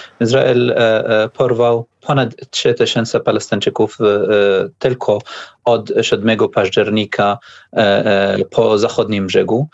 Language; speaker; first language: Polish; non-native, learner; Arabic